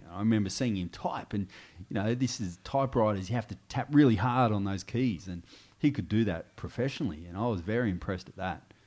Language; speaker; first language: English; native; English